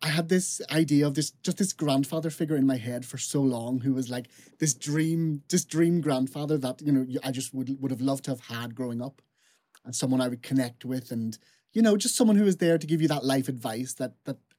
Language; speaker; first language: English; native; English